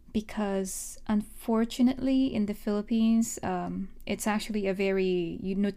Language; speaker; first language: English; non-native, local second language; Filipino